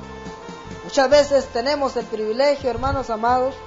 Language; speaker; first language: Spanish; native; Spanish